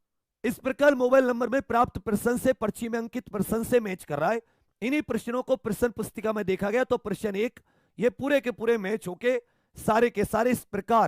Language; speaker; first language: Hindi; native; Hindi